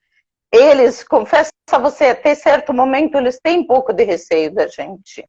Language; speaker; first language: Portuguese; non-native, fluent; Arabic